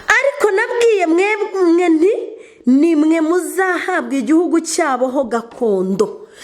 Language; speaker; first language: Kinyarwanda; native; Kinyarwanda